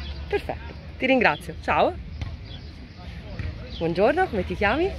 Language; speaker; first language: Italian; native; Italian